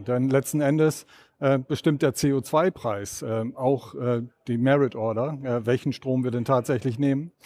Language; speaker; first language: German; native; German